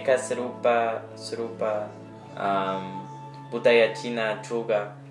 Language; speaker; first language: Indonesian; non-native, learner; English